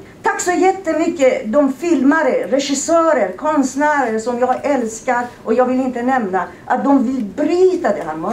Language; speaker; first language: Swedish; non-native, fluent; Persian